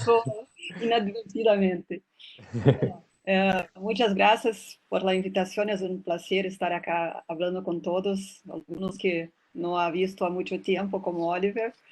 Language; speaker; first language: Spanish; non-native, fluent; Portuguese